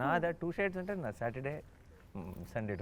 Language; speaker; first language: Telugu; native; Telugu